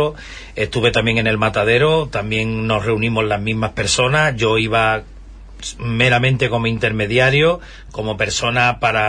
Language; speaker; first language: Spanish; native; Spanish